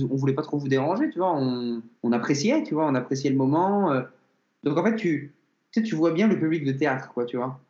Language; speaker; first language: French; native; French